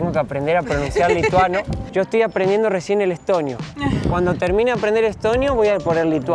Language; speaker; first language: Spanish; native; Spanish